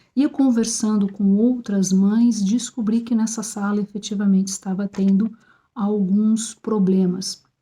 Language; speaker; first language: Portuguese; native; Portuguese